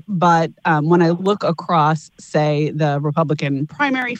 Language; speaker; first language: English; native; English